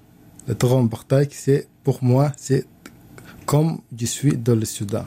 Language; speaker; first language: French; non-native, learner; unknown